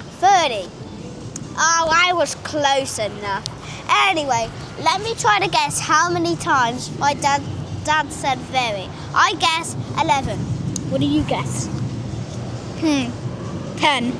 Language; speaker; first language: English; native; English